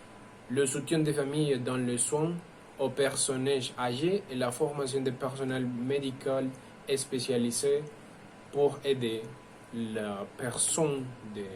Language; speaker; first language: French; non-native, learner; Spanish